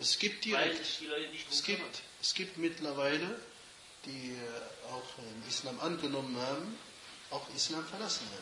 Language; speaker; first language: German; non-native, fluent; Arabic